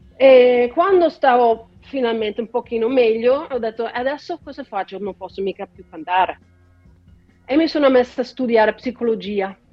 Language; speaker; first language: Italian; non-native, fluent; Dutch